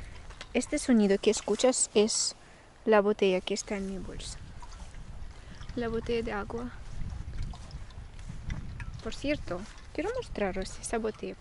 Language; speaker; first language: Spanish; non-native, fluent; Russian